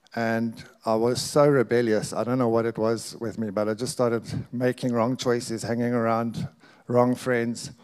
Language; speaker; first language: English; native; English